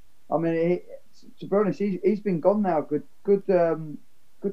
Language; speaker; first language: English; native; English